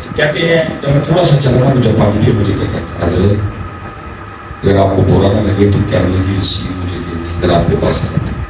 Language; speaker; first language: Urdu; non-native, local second language; Punjabi